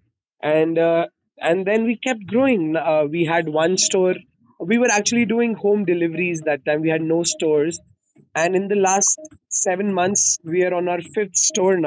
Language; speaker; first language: English; non-native, local second language; Hindi